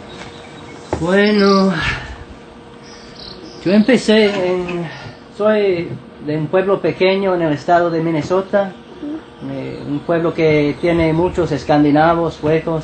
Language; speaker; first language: Spanish; non-native, fluent; English